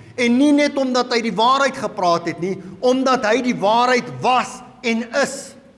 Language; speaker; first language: Afrikaans; non-native, local second language; English